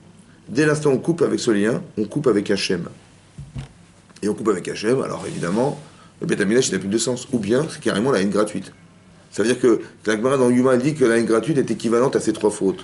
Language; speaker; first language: French; native; French